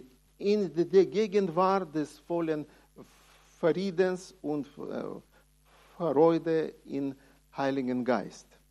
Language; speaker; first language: German; non-native, fluent; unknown